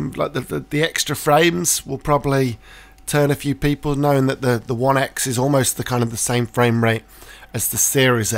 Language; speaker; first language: English; native; English